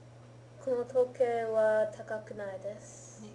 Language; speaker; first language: Japanese; non-native, learner; English